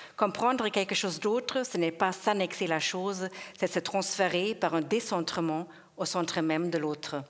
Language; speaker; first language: French; non-native, fluent; German